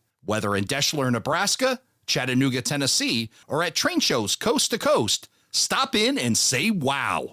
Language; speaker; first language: English; native; English